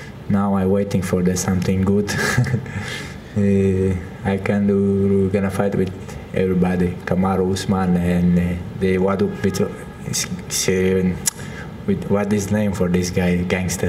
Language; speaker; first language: English; non-native, fluent; Russian